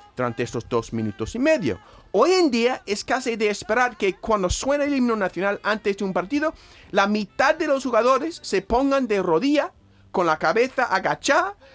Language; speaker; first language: Spanish; non-native, fluent; English